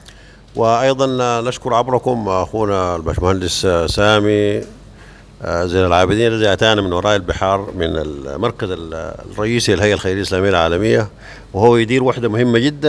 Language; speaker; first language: Arabic; native; Arabic